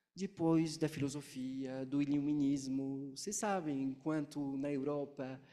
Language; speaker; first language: Portuguese; non-native, fluent; French